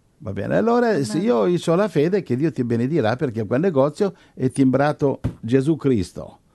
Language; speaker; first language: Italian; non-native, fluent; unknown